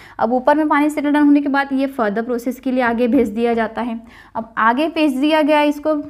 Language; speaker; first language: Hindi; non-native, local second language; Marathi